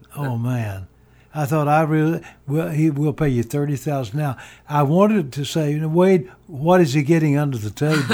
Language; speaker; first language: English; native; English